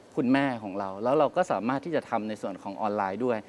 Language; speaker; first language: Thai; native; Thai